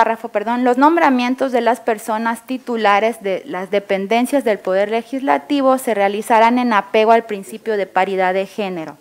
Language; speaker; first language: Spanish; native; Spanish